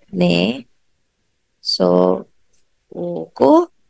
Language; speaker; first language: Korean; non-native, fluent; Filipino